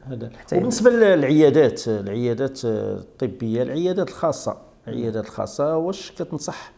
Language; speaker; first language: Arabic; native; Arabic